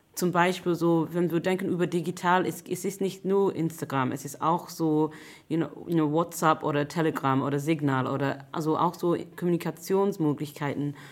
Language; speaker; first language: German; non-native, fluent; English